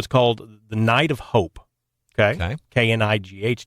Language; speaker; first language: English; native; English